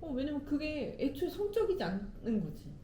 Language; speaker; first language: Korean; native; Korean